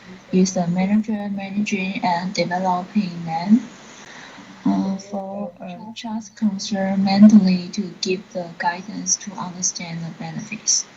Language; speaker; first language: English; non-native, learner; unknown